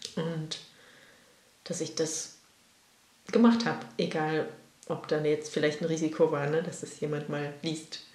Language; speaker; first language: German; early bilingual, other home language; Russian